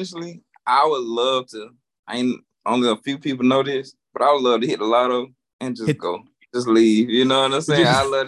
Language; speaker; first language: English; native; English